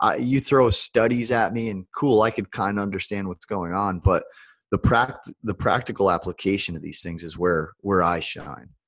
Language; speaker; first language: English; native; English